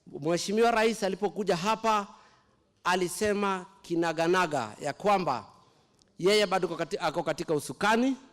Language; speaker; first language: Swahili; non-native, local second language; Kikuyu